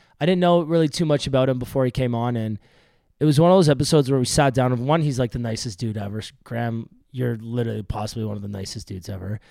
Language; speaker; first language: English; native; English